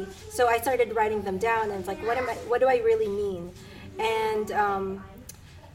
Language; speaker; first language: English; non-native, local second language; Filipino